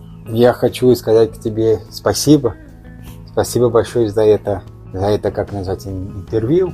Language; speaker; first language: Russian; non-native, learner; Portuguese